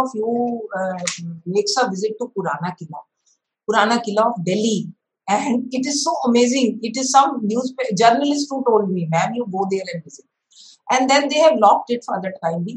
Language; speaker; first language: English; non-native, local second language; Hindi